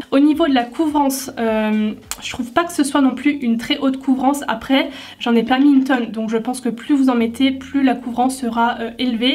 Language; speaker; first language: French; native; French